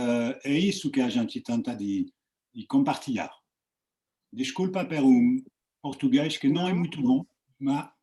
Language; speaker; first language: Portuguese; non-native, fluent; French